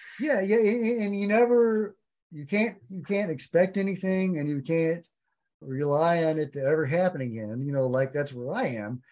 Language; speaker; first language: English; native; English